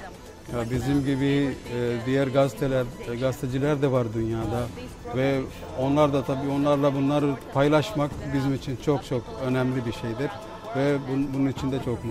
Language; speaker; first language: Turkish; non-native, fluent; Macedonian